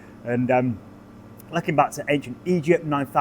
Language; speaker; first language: English; native; English